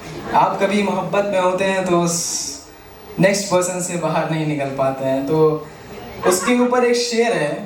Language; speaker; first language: Hindi; native; Hindi